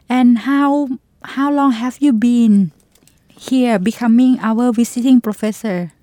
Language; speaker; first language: English; non-native, fluent; Thai